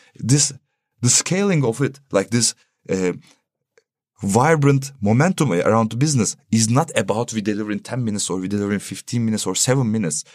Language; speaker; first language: English; non-native, fluent; Turkish